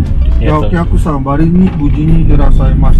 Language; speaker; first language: Japanese; non-native, learner; Indonesian